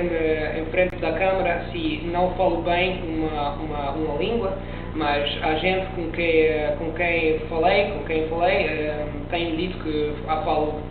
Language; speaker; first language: Portuguese; non-native, learner; Italian